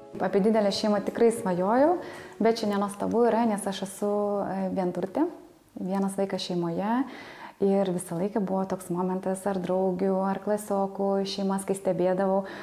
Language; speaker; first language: Lithuanian; native; Lithuanian